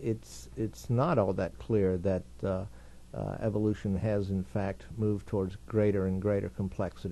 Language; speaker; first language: English; native; English